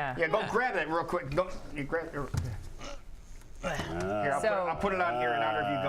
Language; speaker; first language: English; native; English